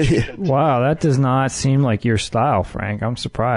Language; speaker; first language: English; native; English